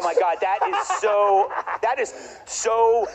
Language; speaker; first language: English; native; English